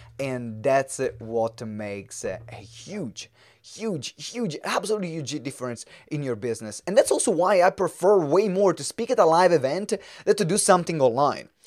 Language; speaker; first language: English; non-native, fluent; Italian